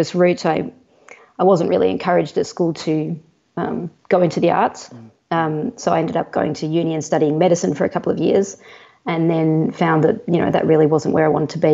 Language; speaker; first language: English; native; English